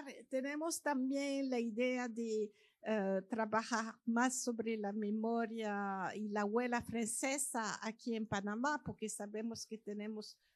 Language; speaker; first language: Spanish; non-native, fluent; French